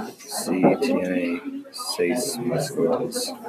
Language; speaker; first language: Spanish; non-native, learner; English